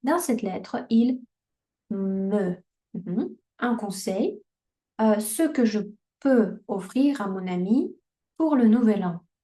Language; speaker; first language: French; non-native, fluent; Russian